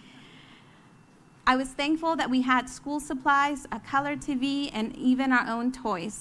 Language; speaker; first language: English; early bilingual, other home language; Spanish